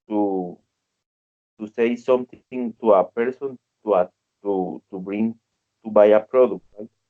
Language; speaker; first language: English; non-native, learner; Spanish